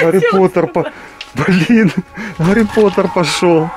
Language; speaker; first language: Russian; native; Russian